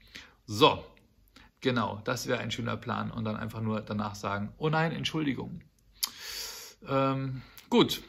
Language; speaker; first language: German; native; German